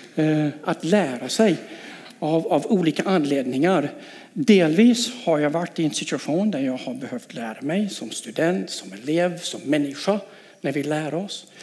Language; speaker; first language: Swedish; non-native, fluent; English